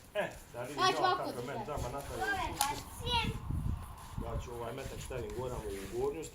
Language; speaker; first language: Bosnian; native; Bosnian